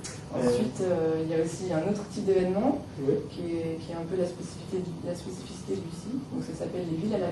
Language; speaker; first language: French; native; French